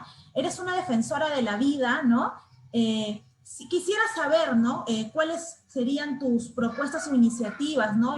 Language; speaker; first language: Spanish; native; Spanish